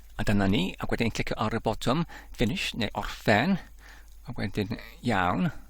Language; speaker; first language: Welsh; non-native, learner; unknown